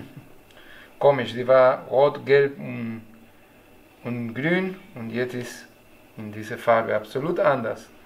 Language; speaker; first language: German; non-native, learner; Spanish